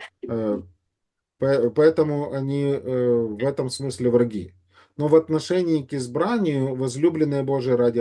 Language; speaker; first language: Russian; native; Russian